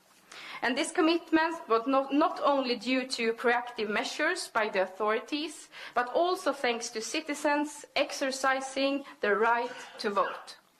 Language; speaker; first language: English; non-native, fluent; Swedish